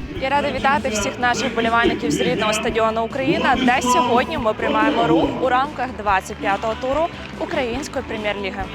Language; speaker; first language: Ukrainian; native; Ukrainian